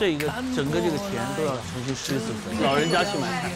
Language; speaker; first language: Chinese; native; Chinese